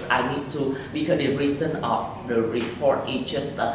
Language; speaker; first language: English; non-native, learner; Vietnamese